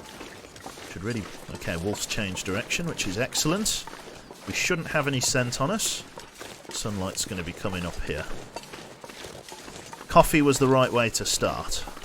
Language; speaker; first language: English; native; English